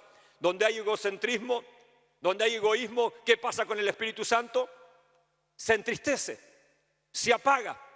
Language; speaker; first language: Spanish; native; Spanish